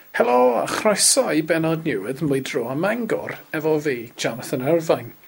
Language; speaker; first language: Welsh; non-native, fluent; English